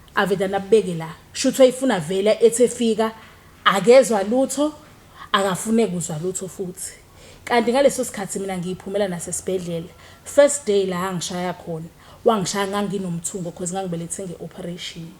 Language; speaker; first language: Zulu; native; Zulu